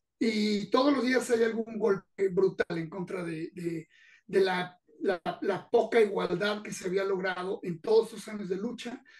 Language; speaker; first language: Spanish; native; Spanish